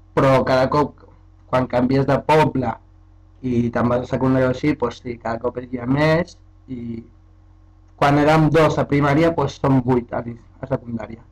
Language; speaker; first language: Catalan; early bilingual, other home language; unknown